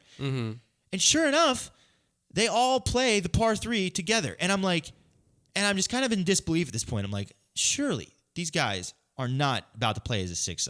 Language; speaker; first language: English; native; English